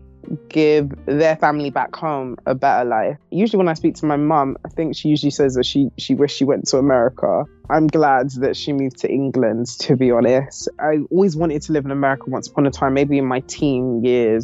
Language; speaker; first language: English; native; English